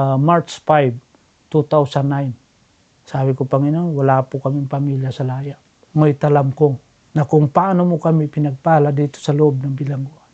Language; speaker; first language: Filipino; non-native, local second language; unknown